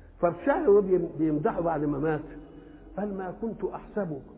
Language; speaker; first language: Arabic; native; Arabic